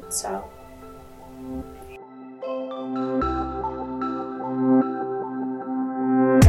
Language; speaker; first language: English; native; English